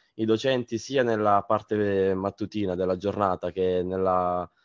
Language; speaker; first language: Italian; native; Italian